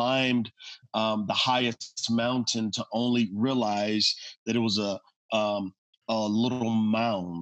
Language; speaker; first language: English; native; English